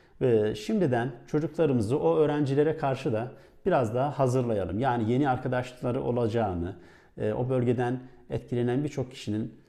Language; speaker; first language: Turkish; native; Turkish